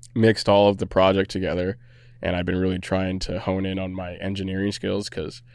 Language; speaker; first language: English; native; English